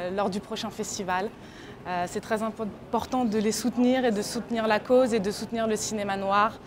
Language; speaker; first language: French; native; French